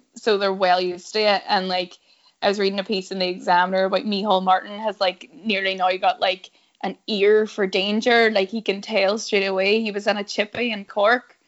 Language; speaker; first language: English; native; English